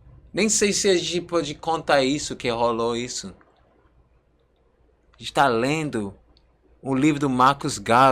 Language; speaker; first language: Portuguese; non-native, learner; English